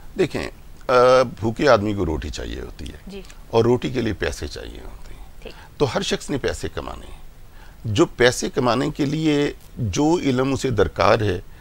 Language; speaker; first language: Urdu; non-native, local second language; Punjabi